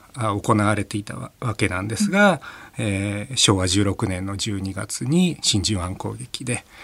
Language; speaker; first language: Japanese; native; Japanese